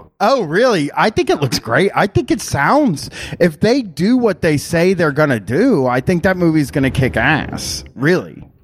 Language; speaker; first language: English; native; English